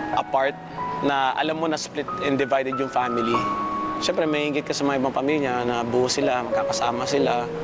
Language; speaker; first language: Filipino; native; Filipino